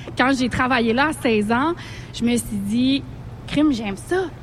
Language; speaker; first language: French; native; French